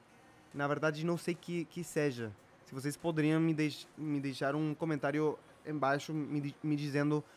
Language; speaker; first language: Portuguese; non-native, fluent; Spanish